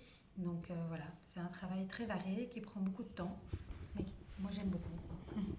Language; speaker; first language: French; native; French